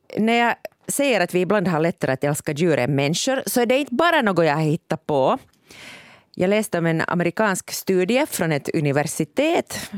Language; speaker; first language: Swedish; native; Swedish